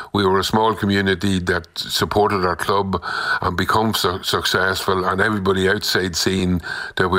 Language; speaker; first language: English; native; English